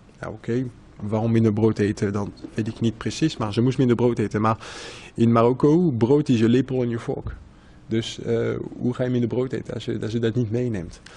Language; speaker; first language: Dutch; non-native, fluent; French